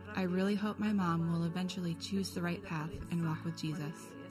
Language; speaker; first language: English; non-native, fluent; Kurdish